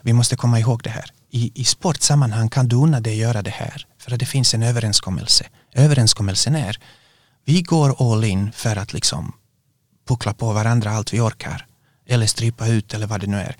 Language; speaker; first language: Swedish; non-native, fluent; Bosnian